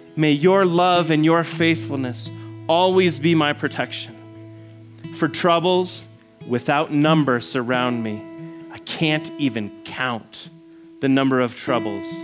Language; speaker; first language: English; native; English